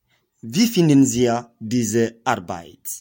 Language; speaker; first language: German; non-native, fluent; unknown